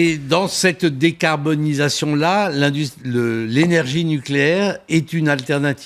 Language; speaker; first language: French; native; French